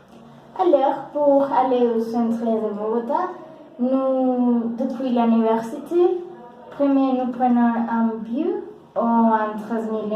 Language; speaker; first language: French; non-native, learner; Spanish